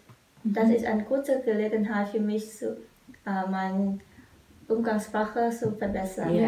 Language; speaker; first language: German; non-native, fluent; Vietnamese